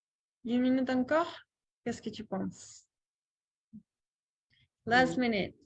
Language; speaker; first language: French; non-native, fluent; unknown